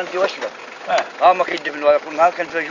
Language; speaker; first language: Arabic; native; Arabic